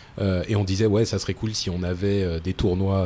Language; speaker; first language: French; native; French